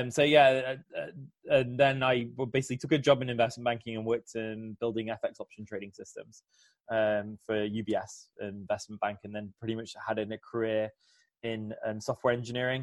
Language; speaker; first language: English; native; English